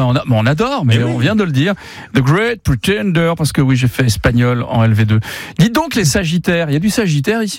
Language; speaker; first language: French; native; French